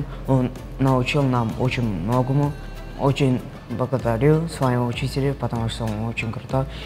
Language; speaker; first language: Russian; non-native, local second language; Uzbek